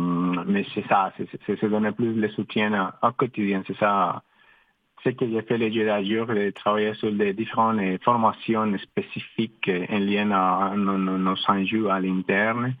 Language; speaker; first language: French; non-native, fluent; Spanish